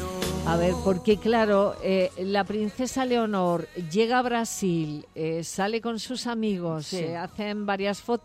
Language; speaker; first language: Spanish; native; Spanish